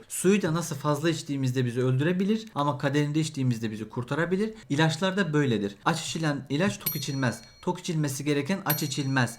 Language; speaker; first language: Turkish; native; Turkish